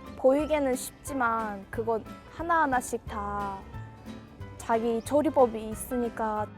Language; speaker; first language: Korean; non-native, fluent; Italian